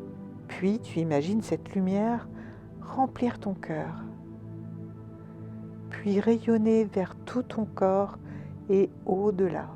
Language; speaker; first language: French; native; French